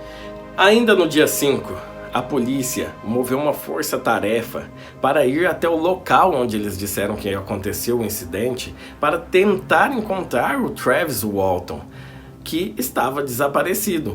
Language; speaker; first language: Portuguese; native; Portuguese